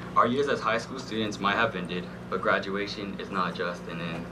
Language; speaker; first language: English; early bilingual, other home language; Spanish